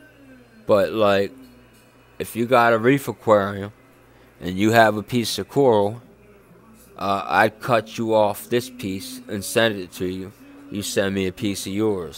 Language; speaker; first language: English; native; English